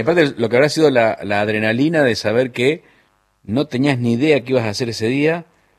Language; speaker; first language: Spanish; native; Spanish